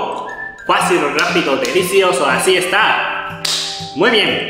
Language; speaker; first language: Spanish; non-native, learner; Japanese